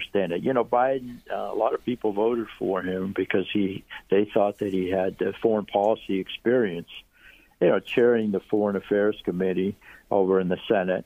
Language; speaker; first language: English; early bilingual, other home language; Greek